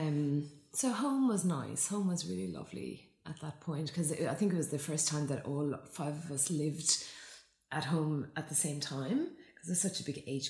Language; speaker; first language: English; native; English